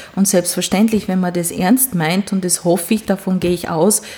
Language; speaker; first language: German; non-native, fluent; Hungarian